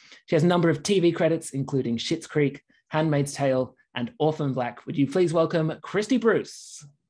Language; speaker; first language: English; native; English